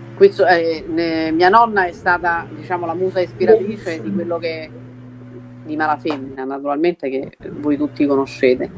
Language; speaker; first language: Italian; early bilingual, heritage; Italian